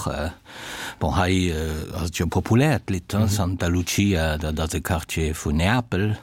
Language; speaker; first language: Luxembourgish; early bilingual, other home language; Italian